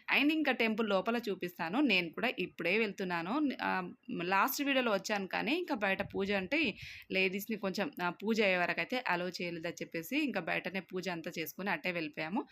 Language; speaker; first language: Telugu; non-native, local second language; Lambadi